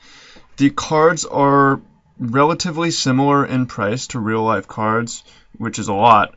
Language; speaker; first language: English; native; English